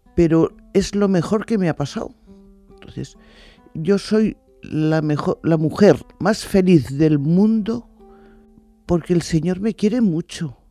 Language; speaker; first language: Spanish; native; Spanish